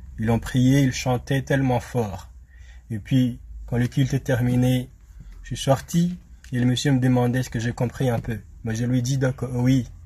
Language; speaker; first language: French; non-native, local second language; Malagasy